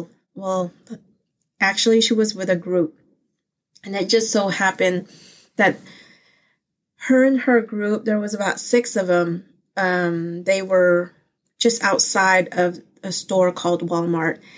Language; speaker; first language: English; early bilingual, other home language; Pangasinan